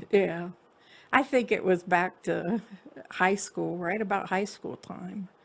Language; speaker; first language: English; native; English